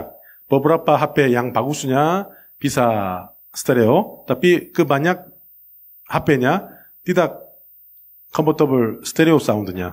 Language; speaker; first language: Indonesian; non-native, learner; Korean